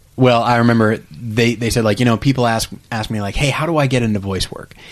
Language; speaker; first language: English; native; English